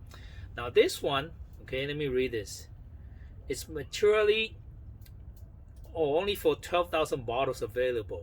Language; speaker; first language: English; non-native, fluent; Chinese